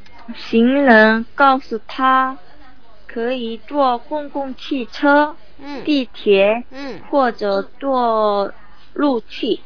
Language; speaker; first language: Chinese; non-native, learner; Korean